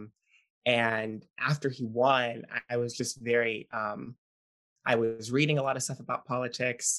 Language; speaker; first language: English; native; English